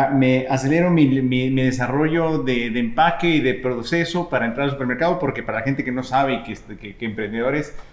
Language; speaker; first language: Spanish; native; Spanish